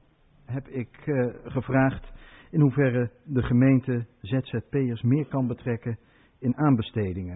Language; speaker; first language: Dutch; native; Dutch